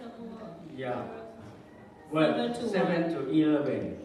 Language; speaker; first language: English; non-native, learner; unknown